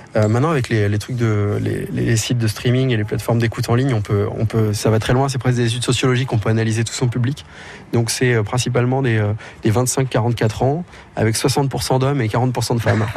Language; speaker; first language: French; native; French